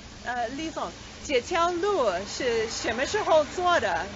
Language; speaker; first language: Chinese; non-native, learner; English